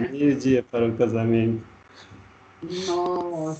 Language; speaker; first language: Portuguese; non-native, learner; Russian